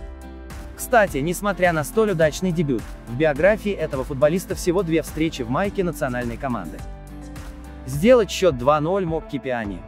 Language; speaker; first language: Russian; native; Russian